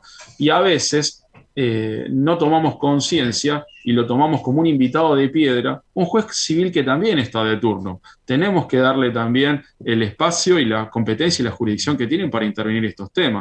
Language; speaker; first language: Spanish; native; Spanish